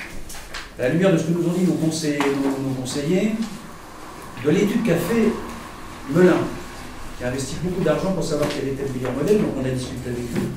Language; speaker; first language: French; native; French